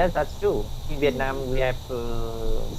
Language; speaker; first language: English; non-native, learner; Vietnamese